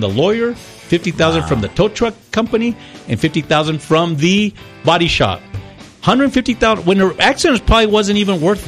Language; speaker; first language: English; early bilingual, other home language; Spanish